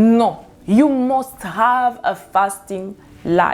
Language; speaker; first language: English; non-native, fluent; French